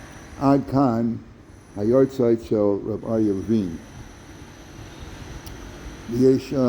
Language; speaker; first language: Hebrew; non-native, fluent; English